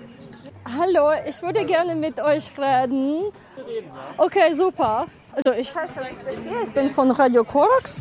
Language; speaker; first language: German; non-native, fluent; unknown